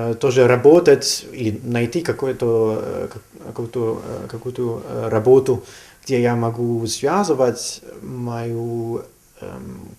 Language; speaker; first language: Russian; non-native, learner; German